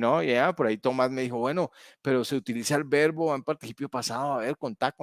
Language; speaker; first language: Spanish; native; Spanish